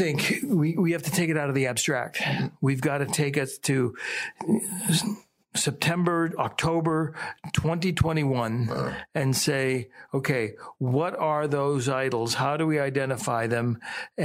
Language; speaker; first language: English; native; English